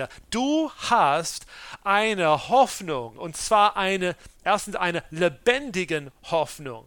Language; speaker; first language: German; non-native, fluent; English